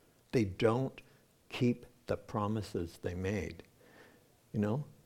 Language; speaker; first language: English; native; English